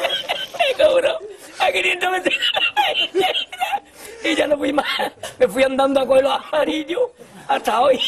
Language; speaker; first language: Spanish; native; Spanish